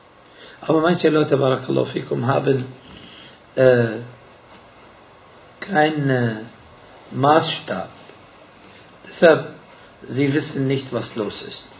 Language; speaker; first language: German; non-native, fluent; Arabic